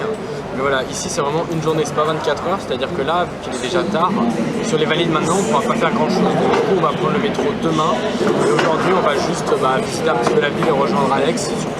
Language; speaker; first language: French; native; French